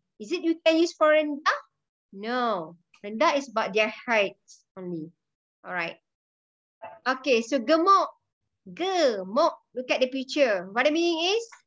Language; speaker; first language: English; non-native, local second language; Malay